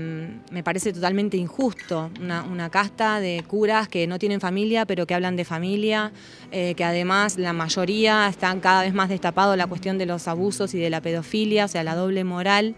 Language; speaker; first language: Spanish; native; Spanish